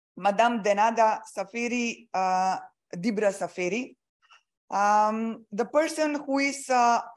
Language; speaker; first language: English; non-native, fluent; Macedonian